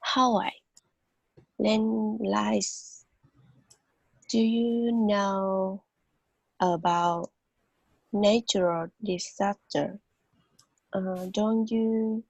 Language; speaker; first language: English; non-native, learner; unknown